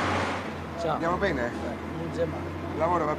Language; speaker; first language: Italian; native; Italian